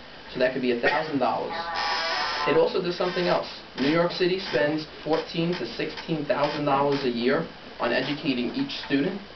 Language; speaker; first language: English; native; English